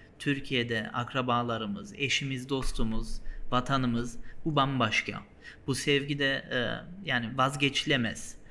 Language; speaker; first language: Turkish; early bilingual, heritage; Turkish